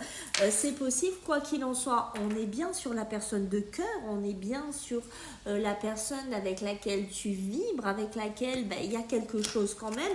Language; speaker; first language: French; native; French